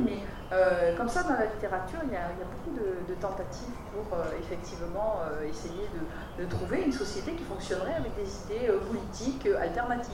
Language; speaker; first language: French; native; French